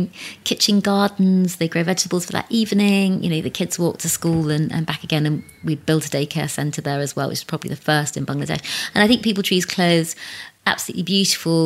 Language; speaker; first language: English; native; English